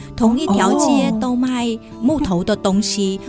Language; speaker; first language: Chinese; non-native, fluent; Vietnamese